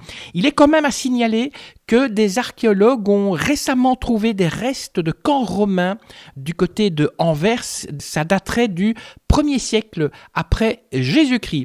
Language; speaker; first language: French; native; French